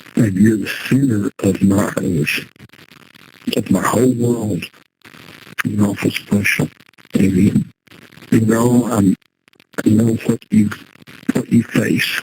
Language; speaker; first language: English; native; English